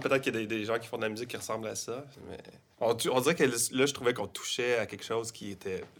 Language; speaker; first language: French; native; French